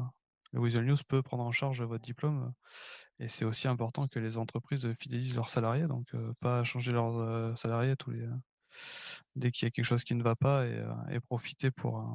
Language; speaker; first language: French; native; French